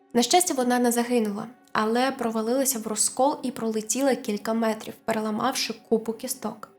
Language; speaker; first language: Ukrainian; native; Ukrainian